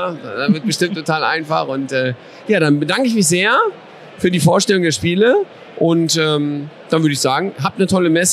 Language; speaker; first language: German; native; German